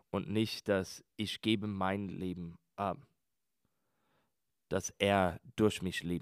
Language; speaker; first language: German; non-native, learner; English